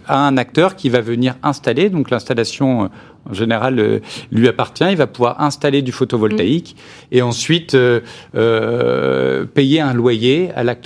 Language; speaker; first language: French; native; French